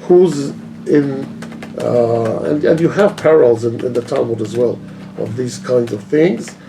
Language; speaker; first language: English; non-native, fluent; Hebrew